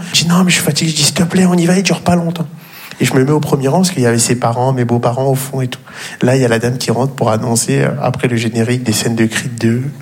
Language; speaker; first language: French; native; French